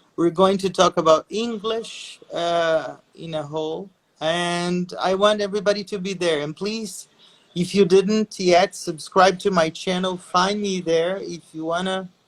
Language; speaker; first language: English; non-native, fluent; Portuguese